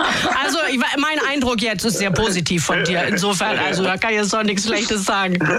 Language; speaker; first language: German; native; German